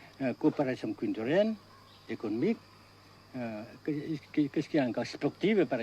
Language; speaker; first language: French; non-native, fluent; Vietnamese